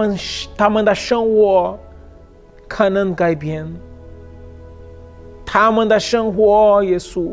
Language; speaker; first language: Chinese; non-native, fluent; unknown